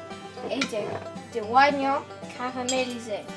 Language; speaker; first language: French; non-native, learner; English